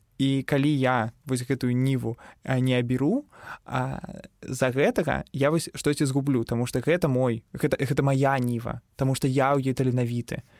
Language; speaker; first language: Belarusian; non-native, local second language; Russian